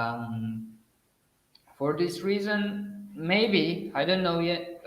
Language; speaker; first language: English; non-native, fluent; Uzbek